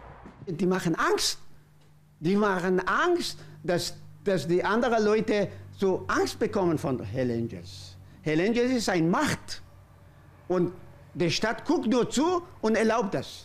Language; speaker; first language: German; non-native, learner; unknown